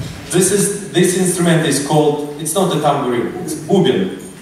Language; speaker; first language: English; non-native, fluent; Russian